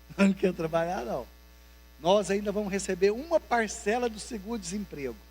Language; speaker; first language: Portuguese; native; Portuguese